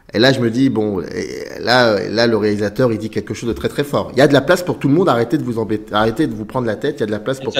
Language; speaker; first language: French; native; French